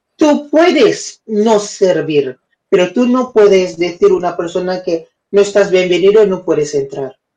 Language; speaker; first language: Spanish; non-native, learner; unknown